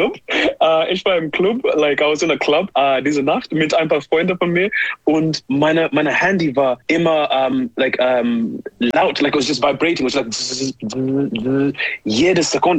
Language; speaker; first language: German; non-native, learner; English